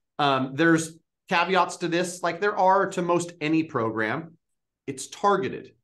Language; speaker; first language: English; native; English